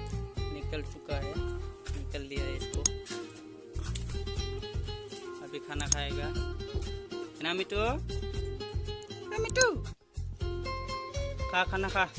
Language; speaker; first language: Hindi; non-native, local second language; Assamese